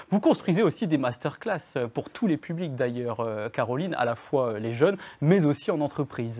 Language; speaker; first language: French; native; French